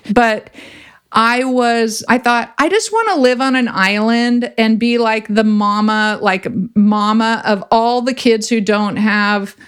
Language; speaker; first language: English; native; English